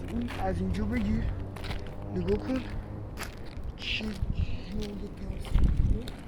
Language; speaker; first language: Persian; native; Persian